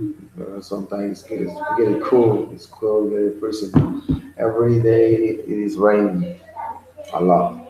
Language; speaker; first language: English; non-native, learner; Spanish